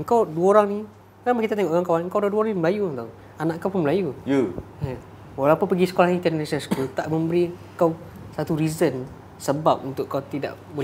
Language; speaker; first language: Malay; native; Malay